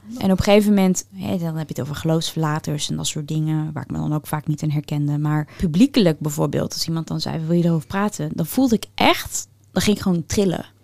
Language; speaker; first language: Dutch; early bilingual, other home language; Turkish